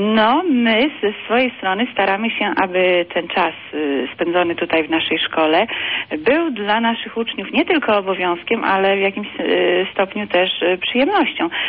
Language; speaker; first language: Polish; native; Polish